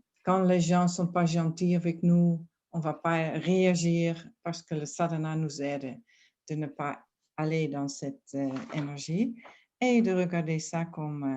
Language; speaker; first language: French; non-native, fluent; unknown